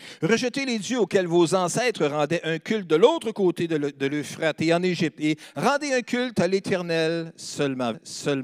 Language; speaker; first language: French; native; French